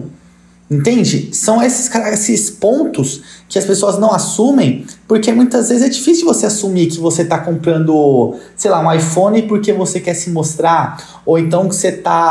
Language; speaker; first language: Portuguese; native; Portuguese